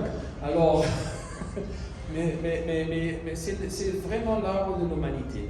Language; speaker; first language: French; non-native, fluent; Italian